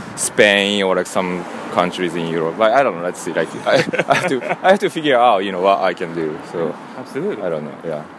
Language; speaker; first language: English; non-native, learner; Japanese